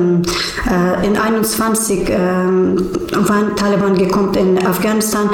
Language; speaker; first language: German; non-native, learner; Persian